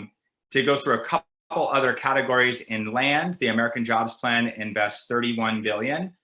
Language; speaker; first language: English; native; English